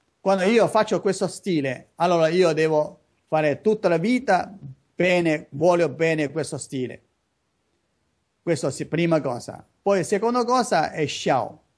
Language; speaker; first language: Italian; non-native, learner; Chinese